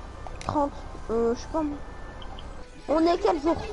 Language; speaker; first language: French; native; French